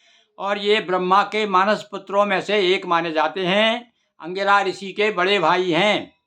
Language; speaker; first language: Hindi; native; Hindi